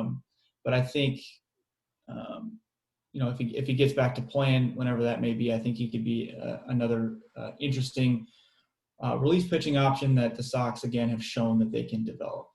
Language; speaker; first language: English; native; English